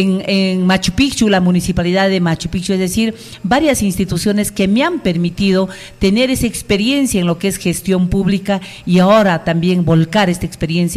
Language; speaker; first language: Spanish; native; Spanish